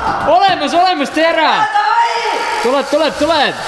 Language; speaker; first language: Estonian; native; Estonian